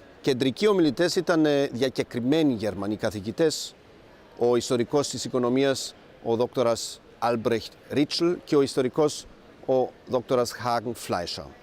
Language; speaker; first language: Greek; early bilingual, heritage; Greek